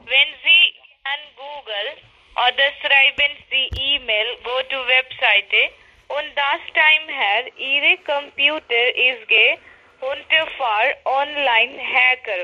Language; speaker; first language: German; non-native, learner; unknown